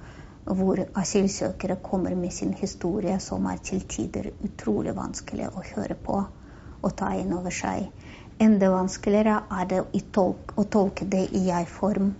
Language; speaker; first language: Norwegian; non-native, fluent; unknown